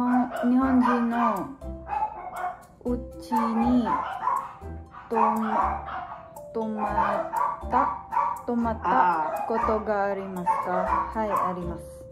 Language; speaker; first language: Japanese; non-native, learner; Filipino